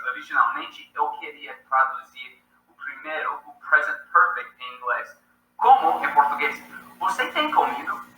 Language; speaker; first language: Portuguese; non-native, fluent; English